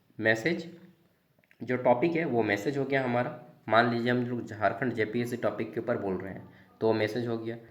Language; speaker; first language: Hindi; native; Hindi